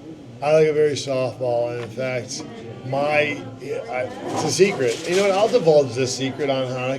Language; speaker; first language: English; native; English